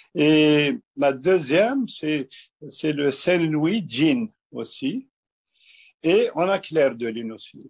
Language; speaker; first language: French; non-native, local second language; Kabyle